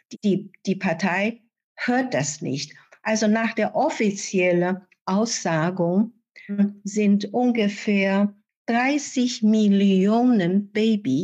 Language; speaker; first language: German; non-native, fluent; Chinese